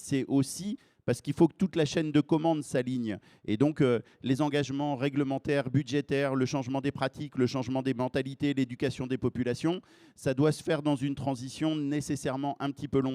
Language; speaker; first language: French; native; French